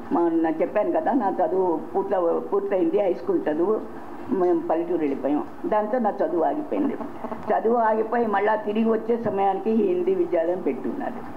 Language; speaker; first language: Telugu; native; Telugu